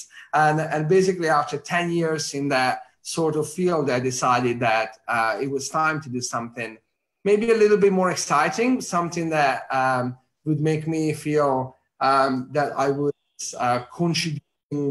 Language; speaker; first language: English; non-native, fluent; Italian